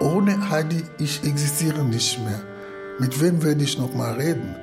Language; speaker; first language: German; non-native, fluent; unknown